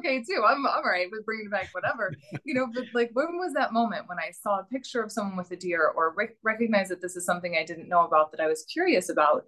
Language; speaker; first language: English; native; English